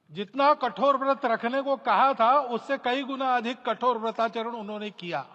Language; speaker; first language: Hindi; native; Hindi